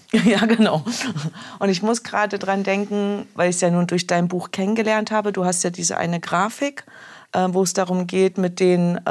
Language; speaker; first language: German; native; German